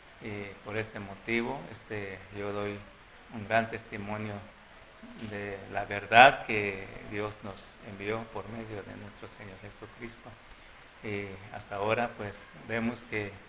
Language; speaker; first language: Spanish; non-native, local second language; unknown